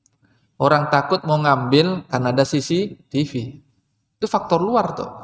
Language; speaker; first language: Indonesian; non-native, local second language; Banjar